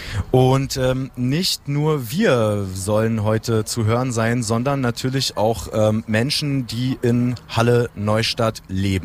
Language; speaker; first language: German; native; German